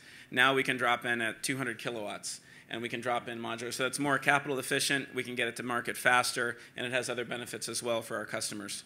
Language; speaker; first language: English; native; English